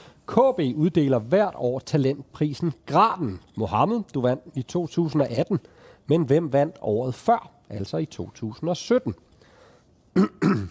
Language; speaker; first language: Danish; native; Danish